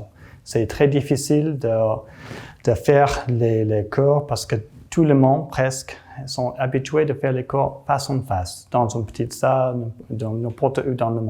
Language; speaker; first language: French; non-native, learner; English